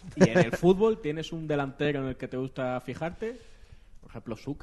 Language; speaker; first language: Spanish; native; Spanish